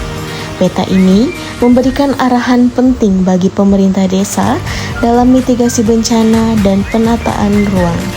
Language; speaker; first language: Indonesian; native; Indonesian